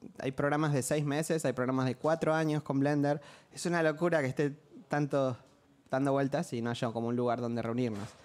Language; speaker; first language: Spanish; native; Spanish